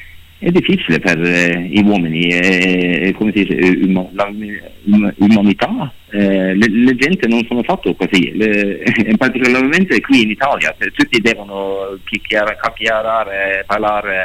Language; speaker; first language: Italian; non-native, learner; Norwegian